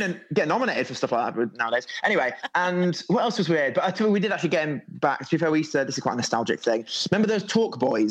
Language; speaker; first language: English; native; English